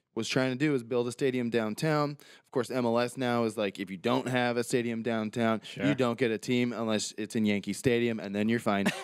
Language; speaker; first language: English; native; English